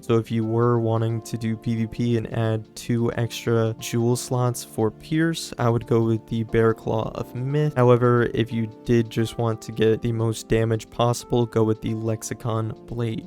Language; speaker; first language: English; native; English